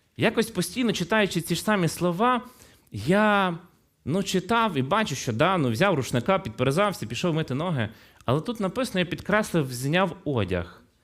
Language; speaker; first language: Ukrainian; non-native, local second language; Russian